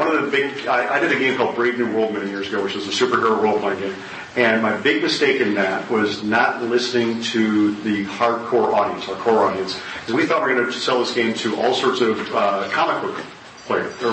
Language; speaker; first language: English; native; English